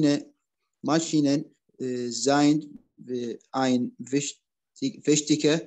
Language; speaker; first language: German; non-native, learner; Arabic